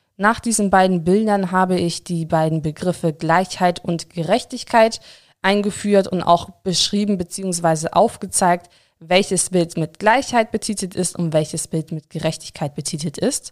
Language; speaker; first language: German; native; German